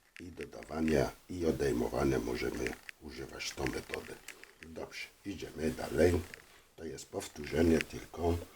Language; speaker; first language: Polish; non-native, learner; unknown